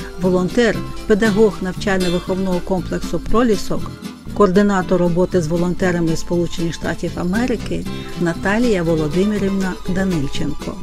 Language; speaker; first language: Ukrainian; native; Ukrainian